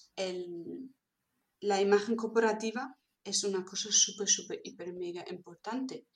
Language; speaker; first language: Spanish; non-native, fluent; German